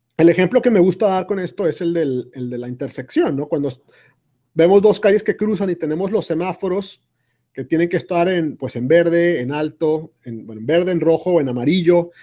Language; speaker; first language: Spanish; native; Spanish